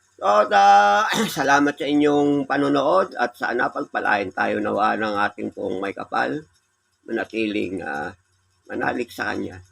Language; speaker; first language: Filipino; native; Filipino